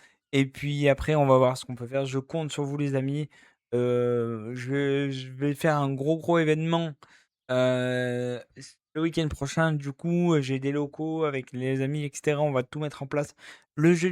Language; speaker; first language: French; native; French